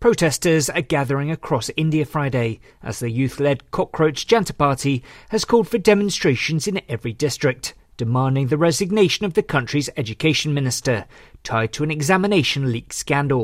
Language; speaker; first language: English; native; English